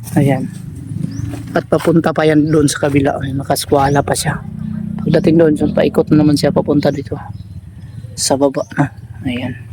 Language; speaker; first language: Filipino; non-native, local second language; Cebuano